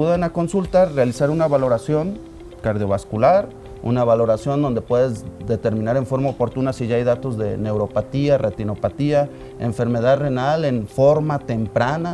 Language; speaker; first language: Spanish; native; Spanish